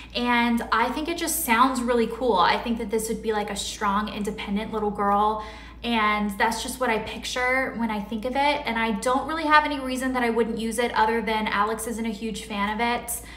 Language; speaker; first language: English; native; English